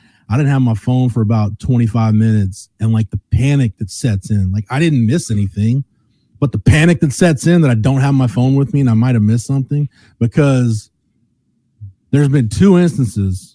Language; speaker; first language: English; native; English